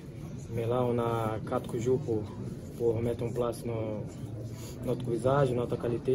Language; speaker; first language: French; non-native, fluent; Portuguese